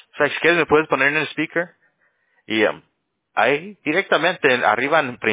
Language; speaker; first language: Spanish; early bilingual, heritage; Spanish